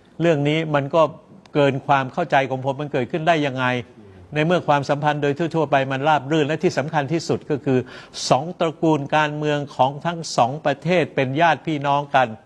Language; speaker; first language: Thai; native; Thai